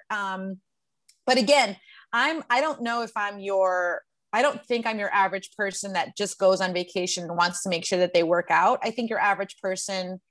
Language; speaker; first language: English; native; English